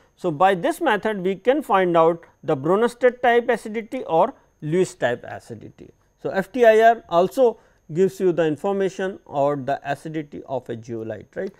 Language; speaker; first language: English; non-native, local second language; Hindi